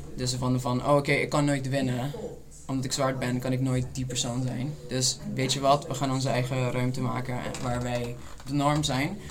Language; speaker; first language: Dutch; non-native, local second language; Papiamento